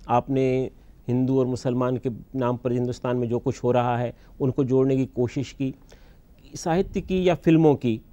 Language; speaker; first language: Hindi; native; Hindi